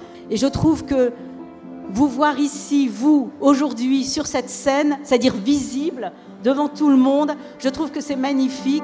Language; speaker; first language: French; native; French